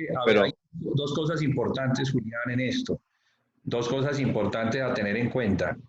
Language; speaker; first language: Spanish; native; Spanish